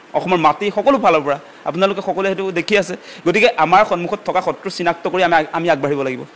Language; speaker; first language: Assamese; native; Assamese